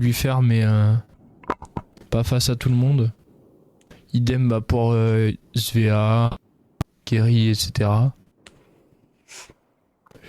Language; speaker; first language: French; native; French